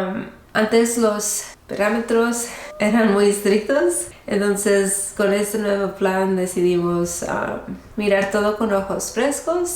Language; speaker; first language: Spanish; early bilingual, heritage; Spanish